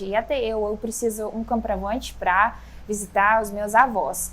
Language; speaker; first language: Portuguese; non-native, fluent; Russian